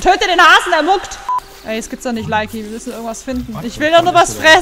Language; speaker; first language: German; native; German